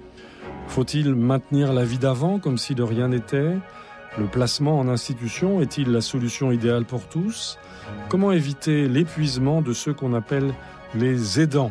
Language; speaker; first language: French; native; French